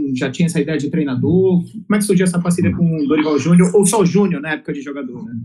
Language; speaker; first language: Portuguese; native; Portuguese